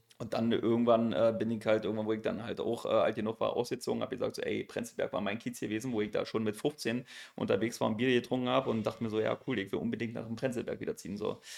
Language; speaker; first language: German; native; German